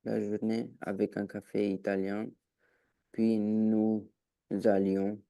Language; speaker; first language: French; non-native, learner; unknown